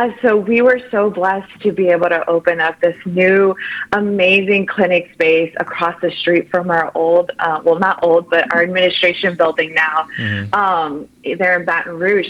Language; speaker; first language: English; early bilingual, other home language; Spanish